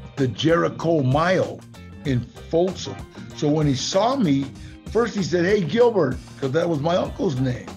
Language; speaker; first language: English; native; English